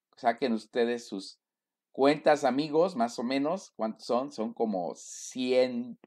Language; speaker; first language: Spanish; native; Spanish